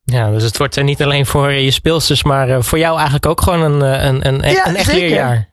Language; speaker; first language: Dutch; native; Dutch